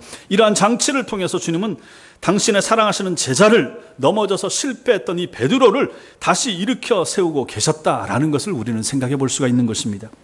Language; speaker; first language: Korean; native; Korean